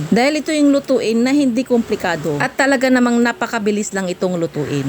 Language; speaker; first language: Filipino; native; Filipino